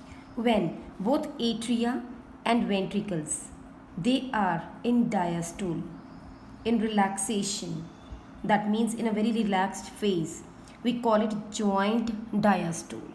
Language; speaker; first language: English; non-native, local second language; Hindi